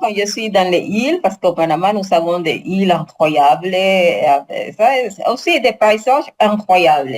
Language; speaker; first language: French; non-native, learner; Spanish